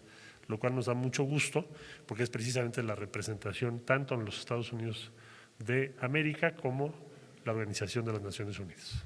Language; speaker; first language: Spanish; native; Spanish